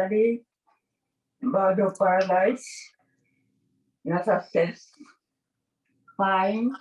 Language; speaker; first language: English; non-native, learner; Japanese